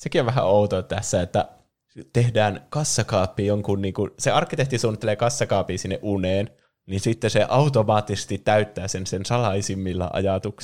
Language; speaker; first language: Finnish; native; Finnish